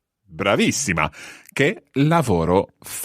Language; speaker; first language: Italian; non-native, fluent; English